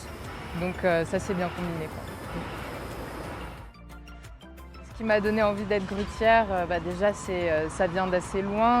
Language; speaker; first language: French; native; French